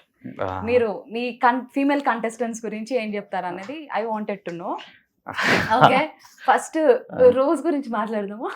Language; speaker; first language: Telugu; native; Telugu